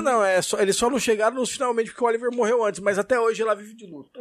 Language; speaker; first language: Portuguese; native; Portuguese